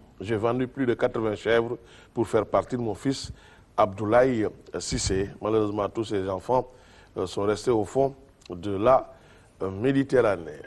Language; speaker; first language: French; non-native, local second language; Wolof